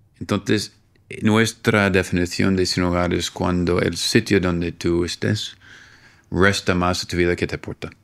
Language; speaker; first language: Spanish; non-native, fluent; English